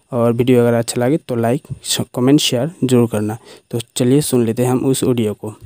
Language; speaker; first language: Hindi; native; Hindi